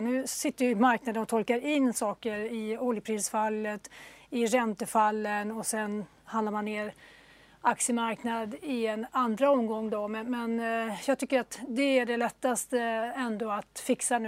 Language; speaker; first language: Swedish; native; Swedish